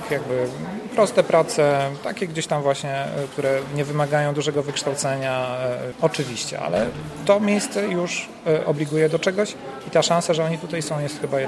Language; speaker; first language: Polish; native; Polish